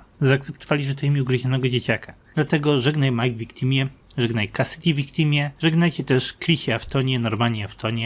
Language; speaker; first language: Polish; native; Polish